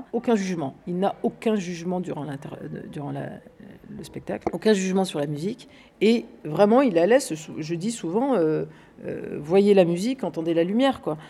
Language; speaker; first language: French; early bilingual, other home language; Arabic